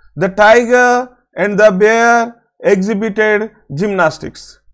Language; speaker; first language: English; non-native, local second language; Telugu